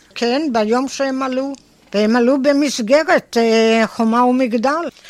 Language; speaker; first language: Hebrew; native; Hebrew